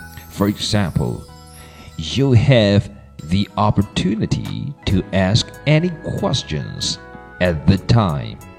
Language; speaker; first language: English; non-native, fluent; Chinese